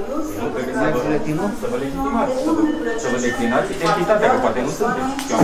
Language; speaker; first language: Romanian; native; Romanian